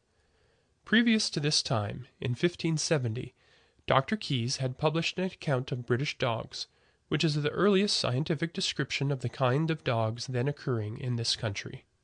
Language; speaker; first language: English; native; English